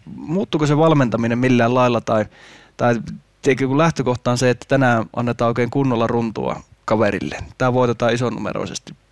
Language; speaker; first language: Finnish; native; Finnish